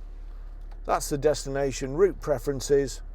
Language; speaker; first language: English; native; English